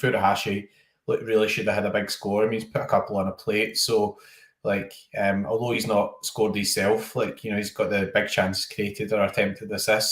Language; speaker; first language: English; native; English